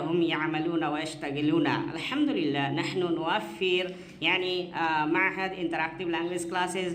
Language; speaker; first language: Arabic; non-native, fluent; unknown